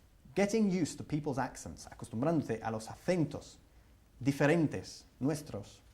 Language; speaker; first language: Spanish; non-native, fluent; English